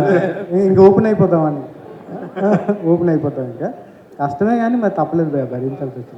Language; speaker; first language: Telugu; native; Telugu